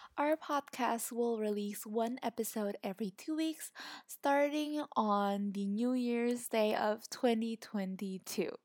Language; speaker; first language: English; non-native, fluent; Indonesian